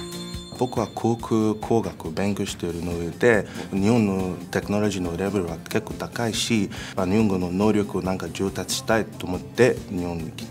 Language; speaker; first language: Japanese; non-native, fluent; English